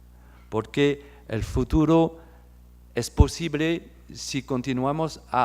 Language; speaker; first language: Spanish; non-native, fluent; French